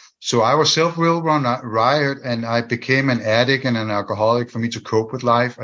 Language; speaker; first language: English; non-native, fluent; Danish